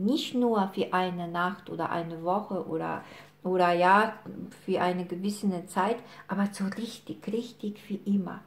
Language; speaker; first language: German; non-native, fluent; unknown